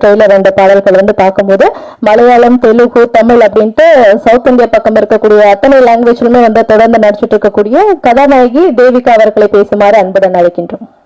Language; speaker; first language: Tamil; native; Tamil